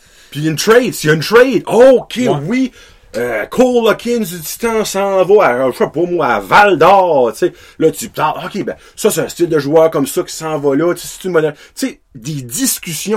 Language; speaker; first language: French; native; French